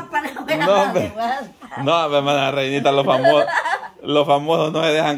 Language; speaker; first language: Spanish; native; Spanish